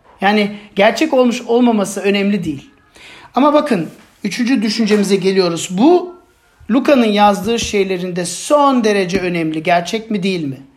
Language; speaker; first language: Turkish; non-native, fluent; German